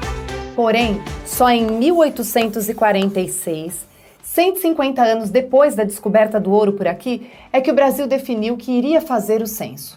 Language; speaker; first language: Portuguese; native; Portuguese